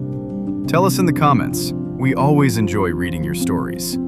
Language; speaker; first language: English; native; English